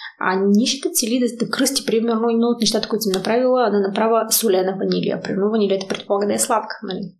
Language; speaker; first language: Bulgarian; early bilingual, heritage; Russian